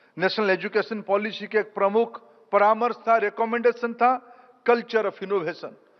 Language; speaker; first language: Hindi; non-native, local second language; Odia